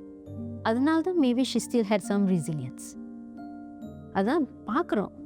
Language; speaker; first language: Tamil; native; Tamil